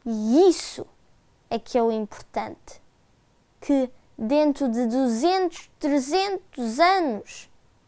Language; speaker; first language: Portuguese; early bilingual, heritage; Portuguese